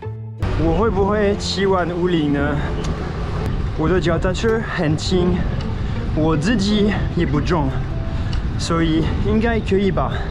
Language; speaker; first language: Chinese; non-native, fluent; French